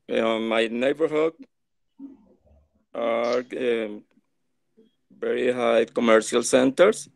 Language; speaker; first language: English; non-native, learner; Spanish